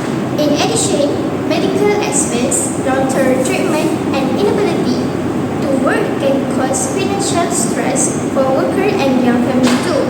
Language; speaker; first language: English; non-native, learner; Malay